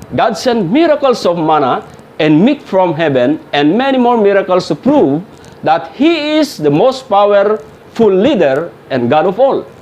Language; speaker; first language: English; non-native, local second language; Filipino